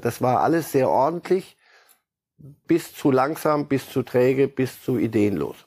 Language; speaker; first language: German; native; German